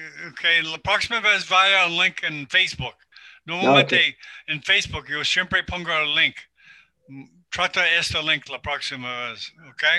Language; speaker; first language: Spanish; non-native, learner; English